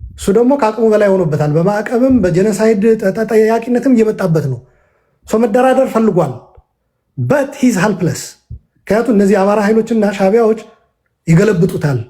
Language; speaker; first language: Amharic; non-native, local second language; Tigrinya